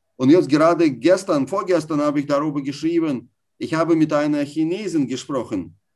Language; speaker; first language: German; non-native, fluent; Russian